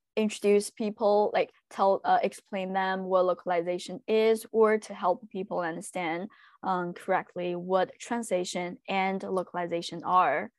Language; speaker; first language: English; non-native, fluent; Chinese